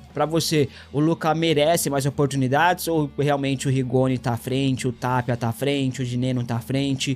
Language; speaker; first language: Portuguese; native; Portuguese